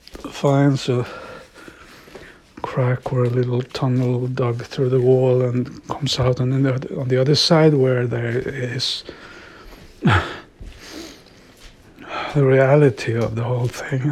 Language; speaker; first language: English; non-native, fluent; Swedish